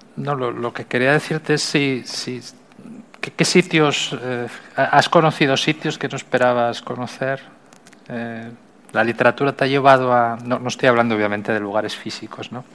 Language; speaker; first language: Spanish; native; Spanish